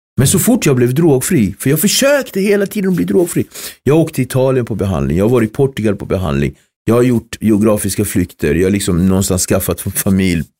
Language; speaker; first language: Swedish; early bilingual, other home language; Kabuverdianu